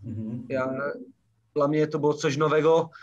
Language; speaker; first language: Polish; non-native, learner; Czech